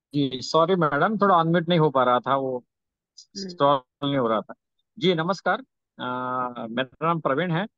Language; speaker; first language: Hindi; non-native, local second language; Gujarati